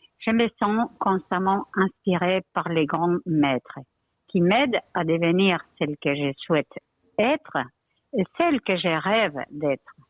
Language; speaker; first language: French; non-native, fluent; Spanish